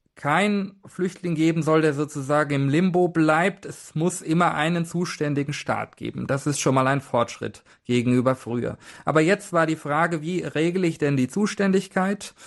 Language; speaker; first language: German; native; German